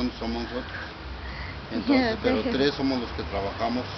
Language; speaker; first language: Spanish; native; Spanish